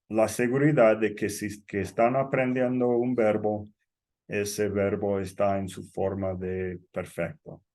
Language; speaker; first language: Spanish; non-native, fluent; English